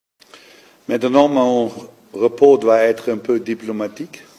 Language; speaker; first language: French; non-native, learner; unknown